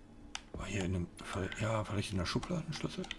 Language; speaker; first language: German; native; German